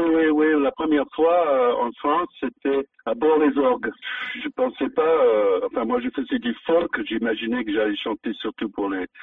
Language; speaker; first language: French; non-native, fluent; English